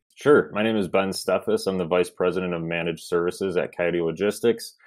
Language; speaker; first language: English; native; English